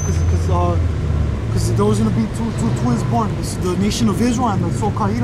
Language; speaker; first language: English; native; English